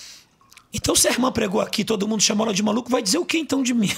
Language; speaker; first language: Portuguese; native; Portuguese